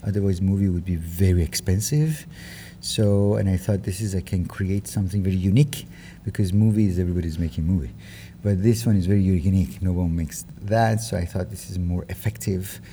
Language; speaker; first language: English; non-native, fluent; Persian